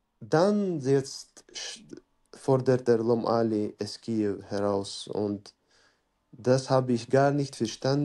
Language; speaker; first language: German; non-native, fluent; Chechen